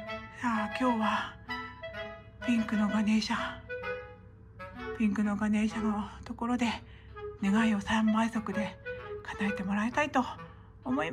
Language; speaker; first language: Japanese; native; Japanese